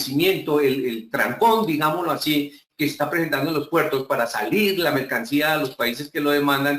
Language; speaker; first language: Spanish; native; Spanish